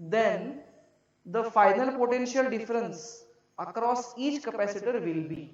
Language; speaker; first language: English; non-native, local second language; Marathi